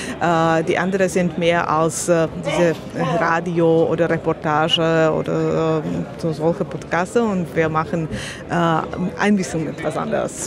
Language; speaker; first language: German; non-native, learner; Slovak